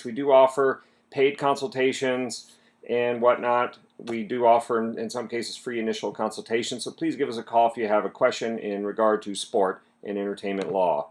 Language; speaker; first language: English; native; English